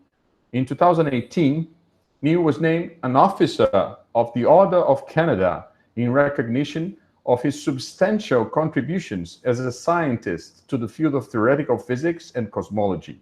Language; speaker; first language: English; non-native, fluent; Portuguese